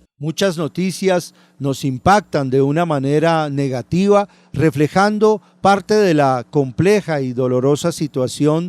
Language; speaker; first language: Spanish; native; Spanish